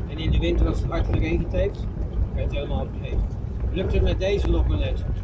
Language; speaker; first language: Dutch; native; Dutch